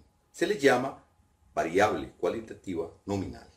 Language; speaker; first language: Spanish; native; Spanish